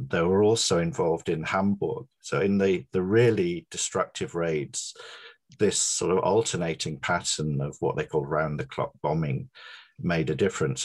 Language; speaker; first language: English; native; English